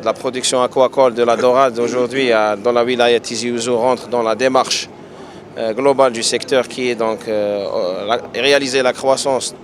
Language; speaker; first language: French; non-native, local second language; Arabic